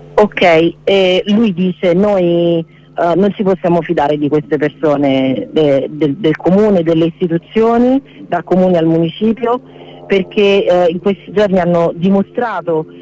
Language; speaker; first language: Italian; native; Italian